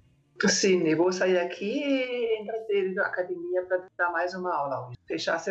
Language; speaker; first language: Portuguese; non-native, fluent; German